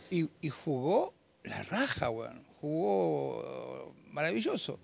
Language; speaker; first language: Spanish; native; Spanish